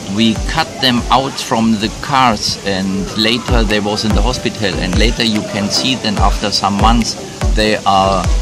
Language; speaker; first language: English; non-native, fluent; German